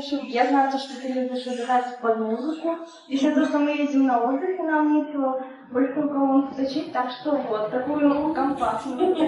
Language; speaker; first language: Russian; native; Russian